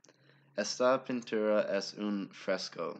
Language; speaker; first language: Spanish; non-native, learner; English